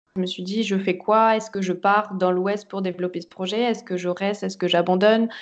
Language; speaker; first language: French; native; French